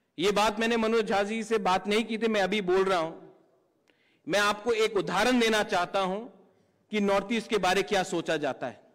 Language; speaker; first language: Hindi; non-native, local second language; Kok Borok